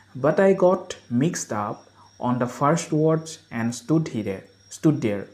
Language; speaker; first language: English; non-native, local second language; Assamese